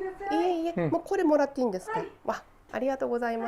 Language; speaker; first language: Japanese; native; Japanese